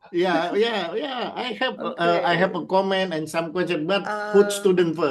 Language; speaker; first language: English; non-native, learner; Indonesian